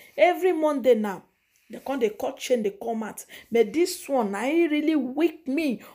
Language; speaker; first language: Nigerian Pidgin; non-native, local second language; Igbo